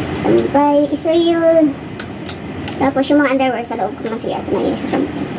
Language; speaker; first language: Filipino; native; Filipino